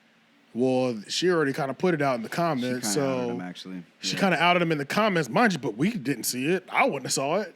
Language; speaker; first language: English; native; English